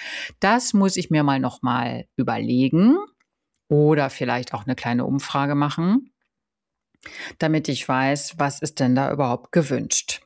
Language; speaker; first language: German; native; German